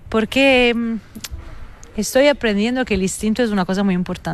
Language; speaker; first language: Spanish; non-native, fluent; Italian